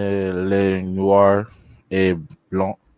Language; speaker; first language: French; non-native, learner; English